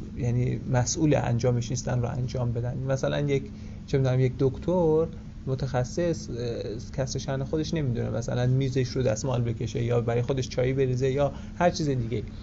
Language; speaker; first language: Persian; native; Persian